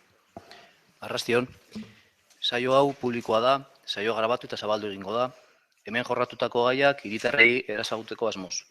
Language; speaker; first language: Basque; non-native, local second language; Spanish